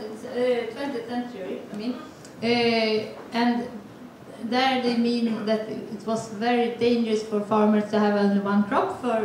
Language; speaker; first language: English; non-native, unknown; Swedish